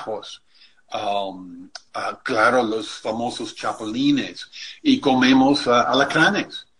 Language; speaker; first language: Spanish; non-native, fluent; English